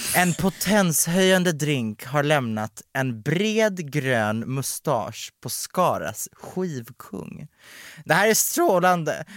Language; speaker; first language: Swedish; native; Swedish